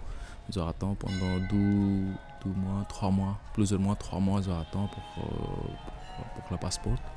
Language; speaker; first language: French; non-native, learner; Nepali